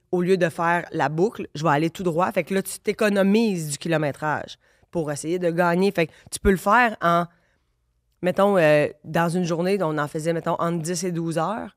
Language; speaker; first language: French; native; French